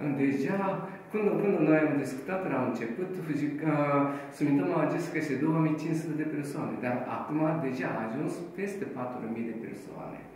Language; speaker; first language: Romanian; non-native, learner; Japanese